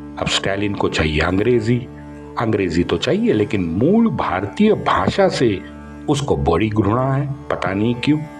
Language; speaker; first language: Hindi; non-native, local second language; Marathi